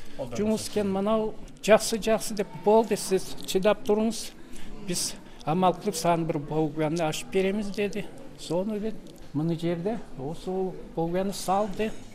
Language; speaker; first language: Kazakh; non-native, local second language; Russian